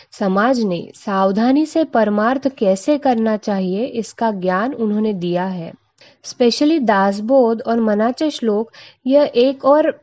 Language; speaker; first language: Hindi; non-native, local second language; Marathi